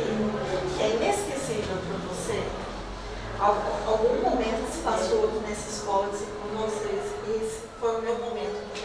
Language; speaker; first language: Portuguese; native; Portuguese